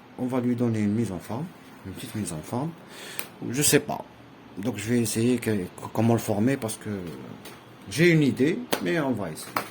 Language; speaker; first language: French; non-native, local second language; Arabic